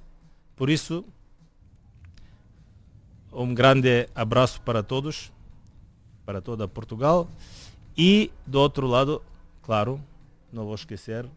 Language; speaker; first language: Portuguese; non-native, fluent; Bulgarian